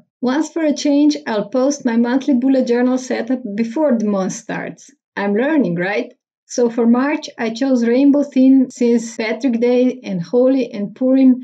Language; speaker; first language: English; non-native, fluent; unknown